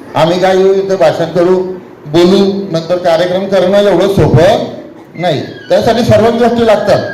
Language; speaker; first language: Marathi; non-native, local second language; Haryanvi